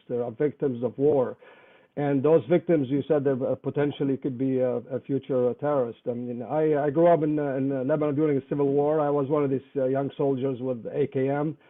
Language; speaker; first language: English; non-native, fluent; Arabic